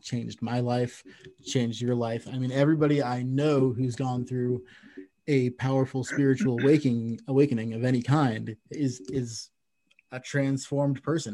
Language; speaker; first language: English; native; English